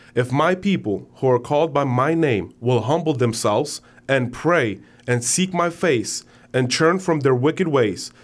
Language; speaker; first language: English; non-native, fluent; Ukrainian